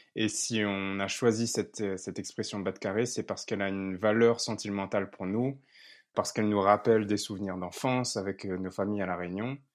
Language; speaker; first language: French; native; French